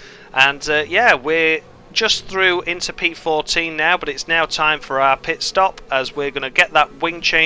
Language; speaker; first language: English; native; English